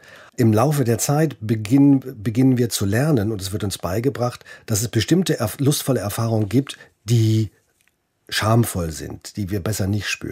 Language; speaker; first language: German; native; German